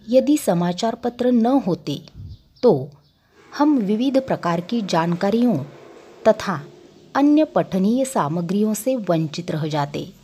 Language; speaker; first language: Hindi; non-native, local second language; Marathi